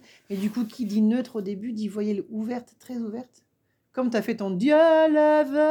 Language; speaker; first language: French; native; French